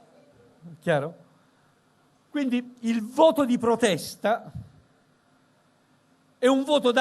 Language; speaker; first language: Italian; native; Italian